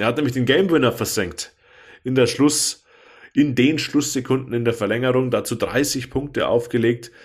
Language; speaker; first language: German; native; German